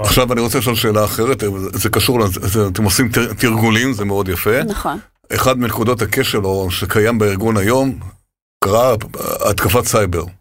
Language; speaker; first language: Hebrew; native; Hebrew